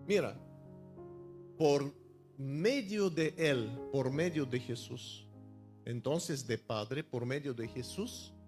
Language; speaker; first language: Spanish; non-native, fluent; Bulgarian